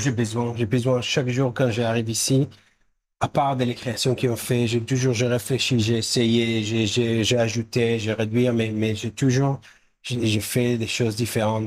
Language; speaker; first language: French; non-native, fluent; Hebrew